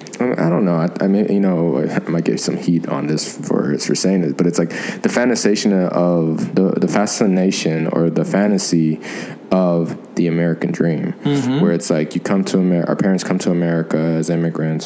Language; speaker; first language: English; native; English